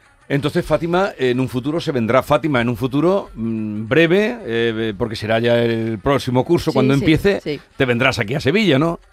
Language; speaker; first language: Spanish; native; Spanish